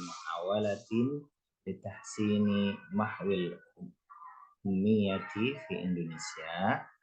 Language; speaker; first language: Arabic; non-native, fluent; Indonesian